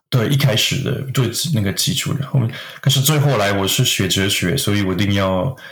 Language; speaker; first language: Chinese; non-native, fluent; French